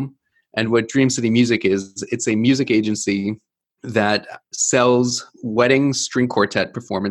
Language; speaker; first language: English; native; English